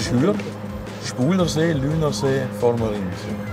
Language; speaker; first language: German; native; German